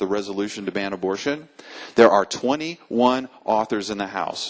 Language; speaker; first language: English; native; English